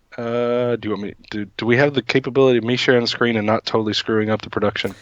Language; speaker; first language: English; native; English